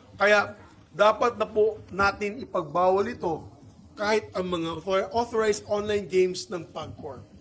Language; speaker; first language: Filipino; non-native, local second language; Cebuano